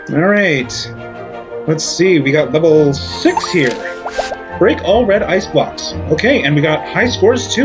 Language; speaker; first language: English; native; English